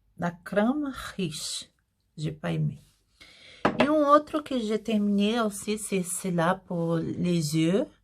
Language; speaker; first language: French; non-native, learner; Portuguese